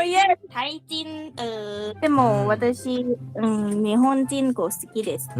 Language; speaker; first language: Japanese; non-native, learner; Thai